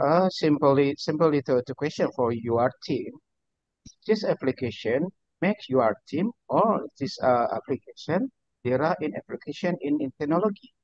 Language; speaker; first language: English; non-native, learner; Indonesian